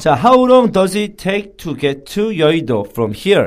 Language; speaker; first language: English; non-native, learner; Korean